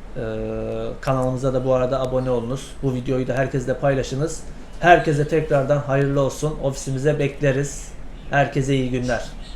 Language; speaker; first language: Turkish; native; Turkish